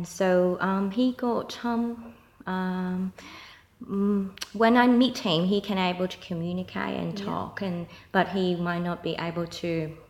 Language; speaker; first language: English; non-native, local second language; Cantonese